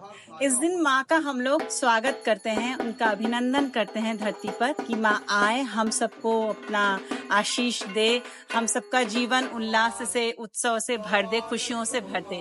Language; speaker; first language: Hindi; non-native, local second language; Bangla